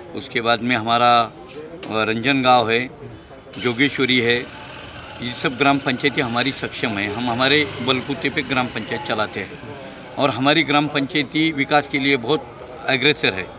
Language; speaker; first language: Hindi; non-native, local second language; Marathi